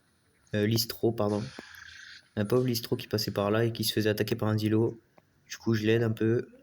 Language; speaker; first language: French; native; French